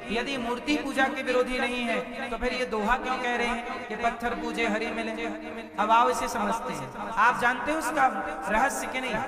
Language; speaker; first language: Hindi; native; Hindi